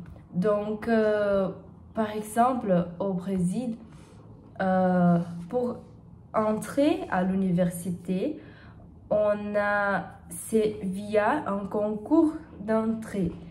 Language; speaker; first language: French; non-native, learner; Portuguese